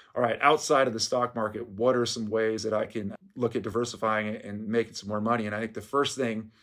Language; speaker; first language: English; native; English